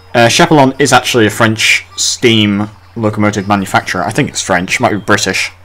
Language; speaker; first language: English; native; English